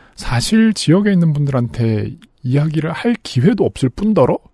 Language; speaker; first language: Korean; native; Korean